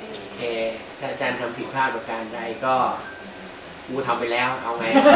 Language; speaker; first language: Thai; native; Thai